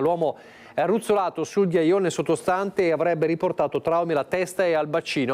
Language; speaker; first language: Italian; native; Italian